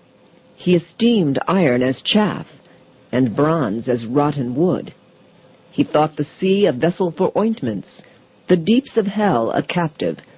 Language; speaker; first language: English; native; English